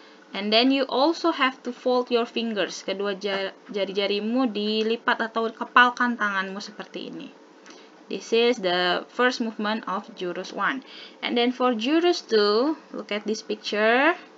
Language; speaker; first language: English; non-native, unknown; Indonesian